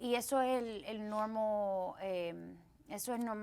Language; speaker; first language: Spanish; early bilingual, heritage; Spanish